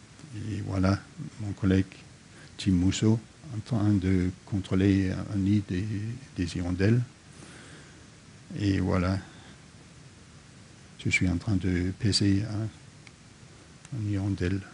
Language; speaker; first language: French; non-native, fluent; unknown